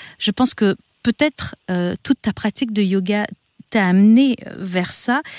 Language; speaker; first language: French; native; French